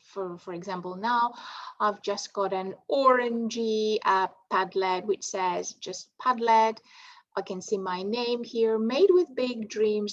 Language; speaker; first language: English; non-native, fluent; Greek